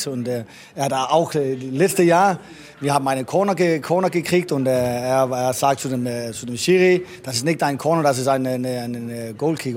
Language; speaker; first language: German; non-native, learner; Danish